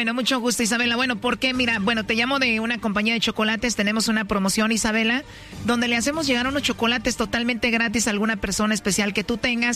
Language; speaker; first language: Spanish; native; Spanish